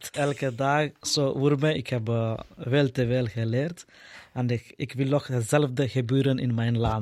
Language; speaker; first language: Dutch; non-native, learner; Telugu